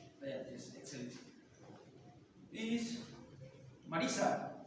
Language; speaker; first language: English; non-native, learner; Spanish